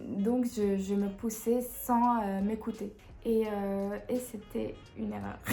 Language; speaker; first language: French; non-native, local second language; Arabic